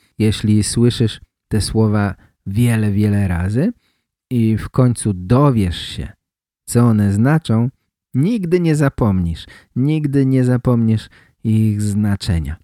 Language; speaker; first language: Polish; native; Polish